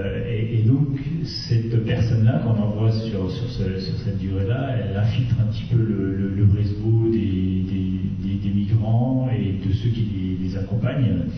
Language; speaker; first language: French; native; French